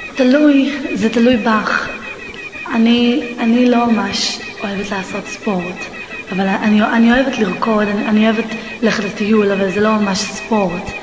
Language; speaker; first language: Hebrew; early bilingual, heritage; Hebrew